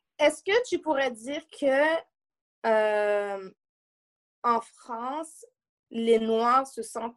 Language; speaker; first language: French; native; French